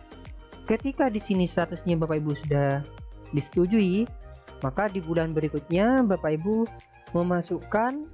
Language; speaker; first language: Indonesian; native; Indonesian